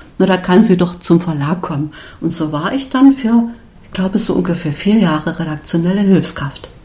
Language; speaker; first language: German; non-native, local second language; Upper Sorbian